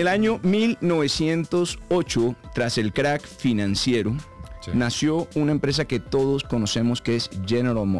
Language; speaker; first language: Spanish; native; Spanish